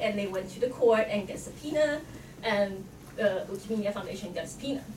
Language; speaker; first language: English; non-native, fluent; Chinese